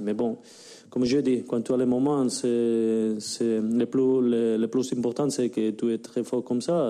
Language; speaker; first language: French; non-native, learner; Spanish